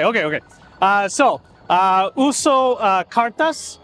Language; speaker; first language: Spanish; non-native, learner; English